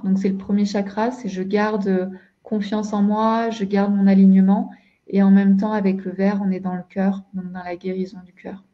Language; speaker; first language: French; native; French